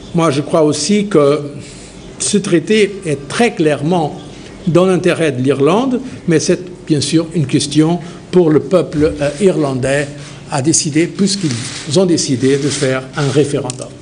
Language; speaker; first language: French; non-native, fluent; Portuguese